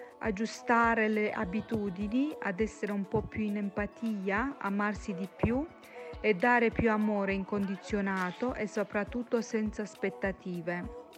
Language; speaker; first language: Italian; non-native, fluent; Romanian